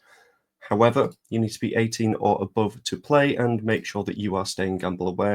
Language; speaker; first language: English; native; English